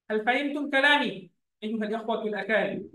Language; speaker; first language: Arabic; non-native, fluent; Bangla